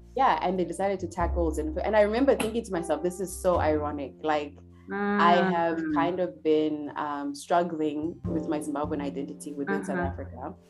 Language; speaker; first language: English; non-native, local second language; Shona